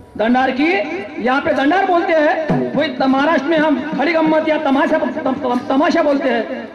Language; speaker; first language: Hindi; non-native, local second language; Marathi